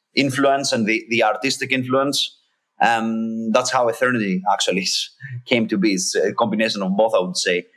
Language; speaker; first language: English; non-native, fluent; Greek